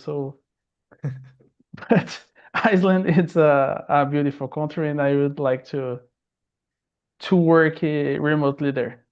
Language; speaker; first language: English; non-native, learner; Portuguese